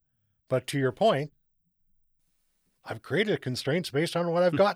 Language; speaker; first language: English; native; English